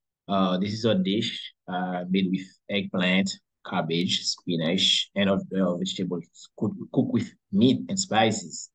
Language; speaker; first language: English; non-native, learner; Haitian Creole